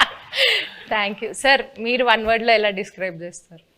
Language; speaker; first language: Telugu; native; Telugu